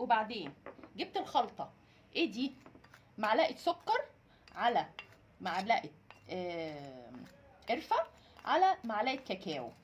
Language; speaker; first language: Arabic; native; Arabic